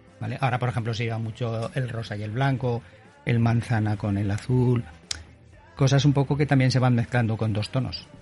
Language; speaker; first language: Spanish; native; Spanish